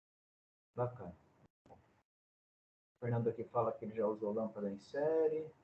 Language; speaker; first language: Portuguese; native; Portuguese